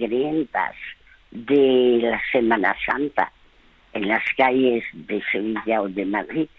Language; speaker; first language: Spanish; early bilingual, other home language; French